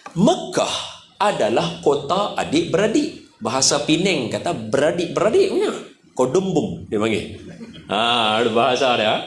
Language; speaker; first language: Malay; native; Malay